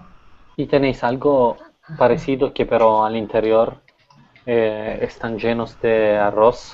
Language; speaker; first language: Spanish; non-native, learner; Portuguese